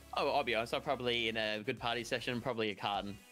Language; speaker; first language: English; native; English